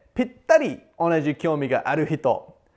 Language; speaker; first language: Japanese; non-native, learner; English